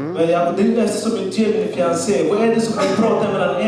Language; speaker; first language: Swedish; non-native, learner; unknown